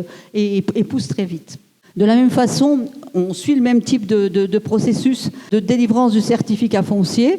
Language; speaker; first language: French; native; French